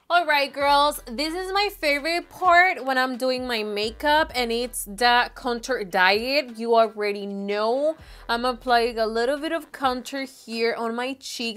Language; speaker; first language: English; non-native, fluent; Spanish